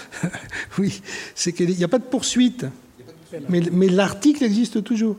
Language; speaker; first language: French; native; French